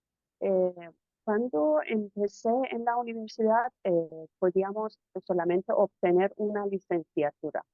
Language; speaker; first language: Spanish; non-native, fluent; Persian